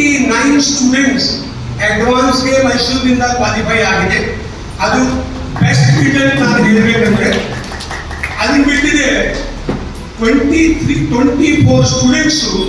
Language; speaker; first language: Kannada; non-native, learner; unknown